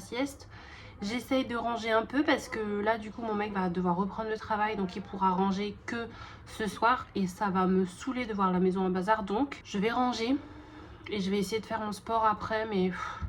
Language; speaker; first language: French; native; French